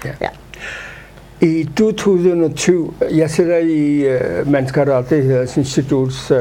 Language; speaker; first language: Danish; non-native, fluent; Urdu